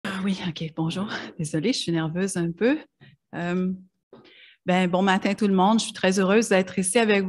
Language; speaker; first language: French; native; French